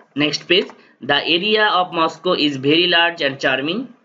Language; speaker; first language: English; non-native, local second language; Bangla